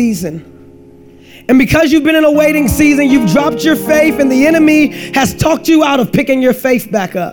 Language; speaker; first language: English; native; English